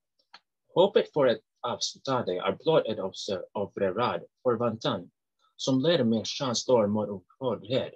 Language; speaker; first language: Swedish; non-native, learner; English